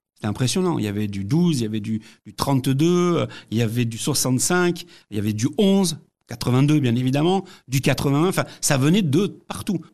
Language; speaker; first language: French; native; French